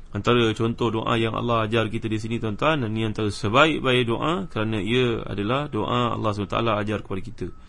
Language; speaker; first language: Malay; native; Malay